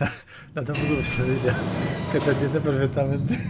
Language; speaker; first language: Spanish; native; Spanish